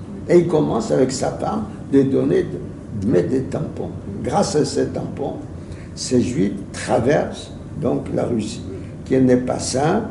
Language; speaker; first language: French; non-native, fluent; Yiddish